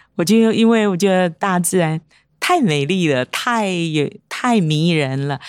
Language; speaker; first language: Chinese; non-native, local second language; Hakka Chinese